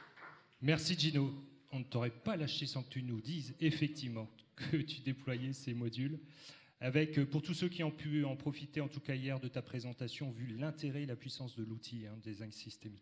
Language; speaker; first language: French; native; French